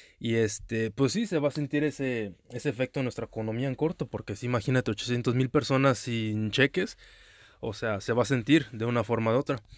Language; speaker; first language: Spanish; early bilingual, heritage; Spanish